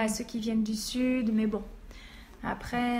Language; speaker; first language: French; native; French